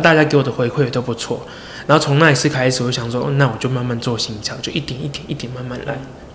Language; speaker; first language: Chinese; native; Chinese